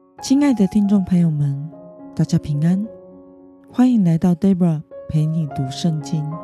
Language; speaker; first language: Chinese; native; Chinese